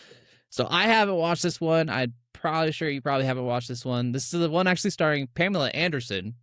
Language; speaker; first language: English; native; English